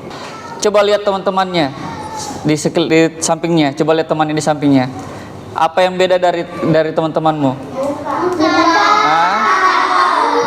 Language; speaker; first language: Indonesian; native; Indonesian